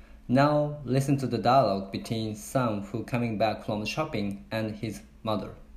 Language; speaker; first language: English; non-native, learner; Japanese